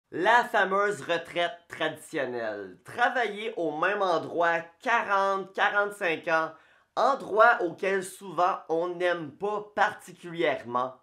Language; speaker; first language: French; native; French